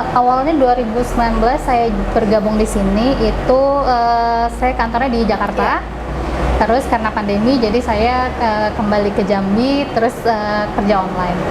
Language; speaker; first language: Indonesian; native; Indonesian